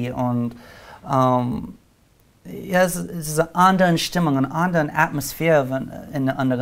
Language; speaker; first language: German; non-native, learner; English